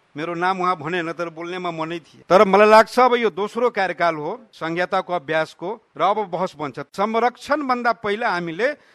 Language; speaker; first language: Nepali; non-native, local second language; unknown